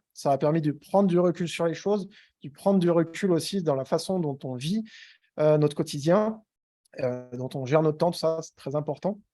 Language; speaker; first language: French; native; French